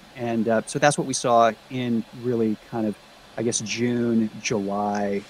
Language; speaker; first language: English; native; English